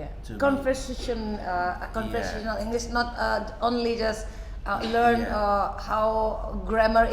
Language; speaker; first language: English; non-native, fluent; Indonesian